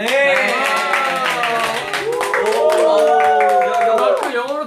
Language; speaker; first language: Korean; native; Korean